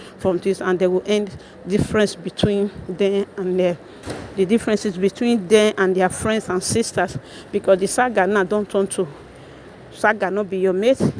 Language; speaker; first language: Nigerian Pidgin; native; Nigerian Pidgin